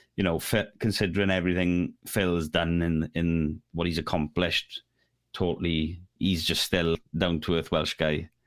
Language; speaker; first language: English; native; English